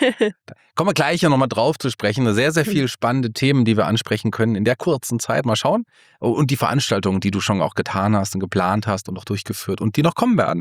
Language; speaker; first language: German; native; German